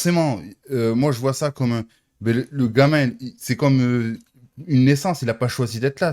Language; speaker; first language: French; native; French